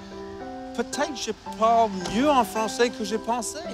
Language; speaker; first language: French; non-native, fluent; English